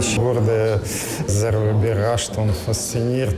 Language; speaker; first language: German; non-native, learner; Russian